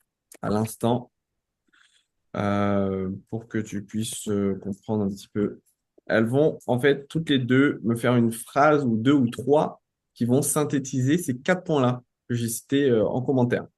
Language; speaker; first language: French; native; French